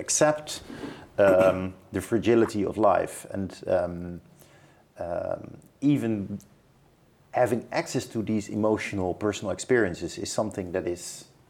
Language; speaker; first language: English; non-native, fluent; Dutch